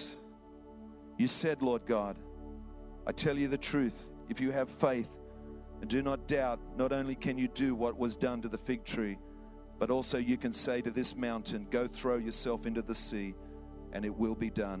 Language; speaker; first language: English; native; English